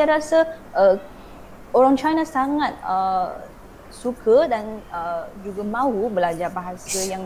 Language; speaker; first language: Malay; non-native, fluent; Chinese